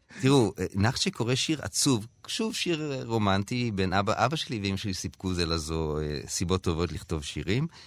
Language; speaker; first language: Hebrew; native; Hebrew